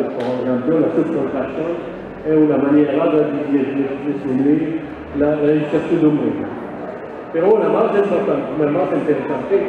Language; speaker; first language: Spanish; non-native, learner; French